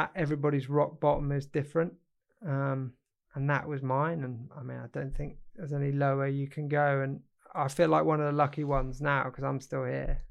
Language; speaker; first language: English; native; English